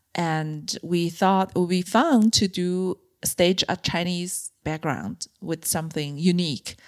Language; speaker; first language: English; non-native, fluent; Chinese